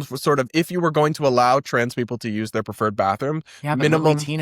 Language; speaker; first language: English; native; English